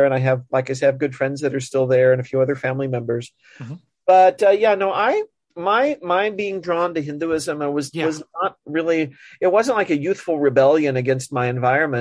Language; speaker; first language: English; native; English